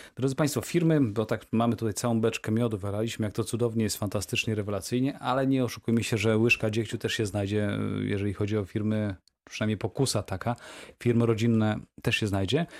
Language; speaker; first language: Polish; native; Polish